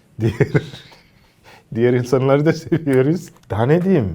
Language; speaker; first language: Turkish; non-native, fluent; Gusii